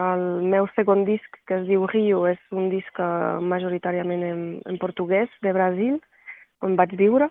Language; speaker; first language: Catalan; non-native, local second language; French